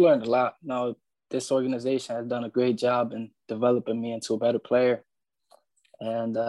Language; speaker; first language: English; early bilingual, other home language; Spanish